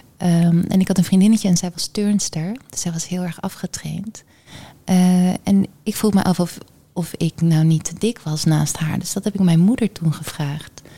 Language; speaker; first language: Dutch; early bilingual, heritage; Dutch